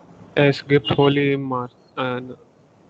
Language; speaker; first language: German; non-native, learner; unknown